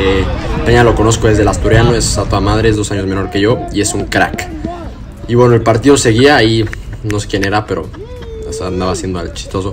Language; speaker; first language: Spanish; native; Spanish